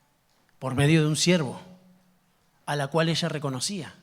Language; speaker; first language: Spanish; native; Spanish